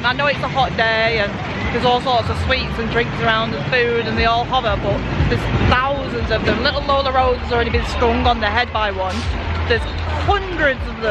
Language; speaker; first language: English; native; English